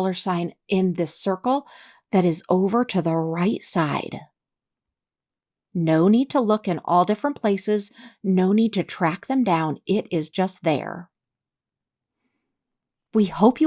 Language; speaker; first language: English; native; English